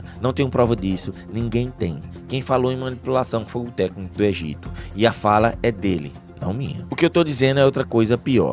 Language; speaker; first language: Portuguese; native; Portuguese